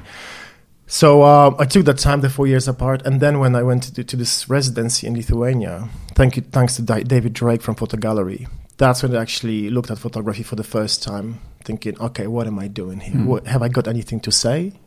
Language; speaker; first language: English; non-native, fluent; Polish